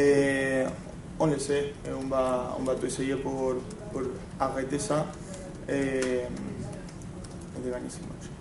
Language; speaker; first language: French; non-native, fluent; Spanish